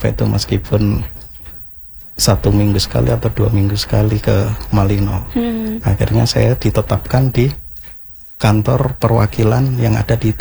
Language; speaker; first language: Indonesian; non-native, local second language; Javanese